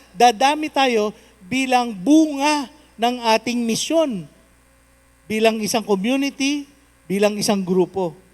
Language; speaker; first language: Filipino; non-native, local second language; Cebuano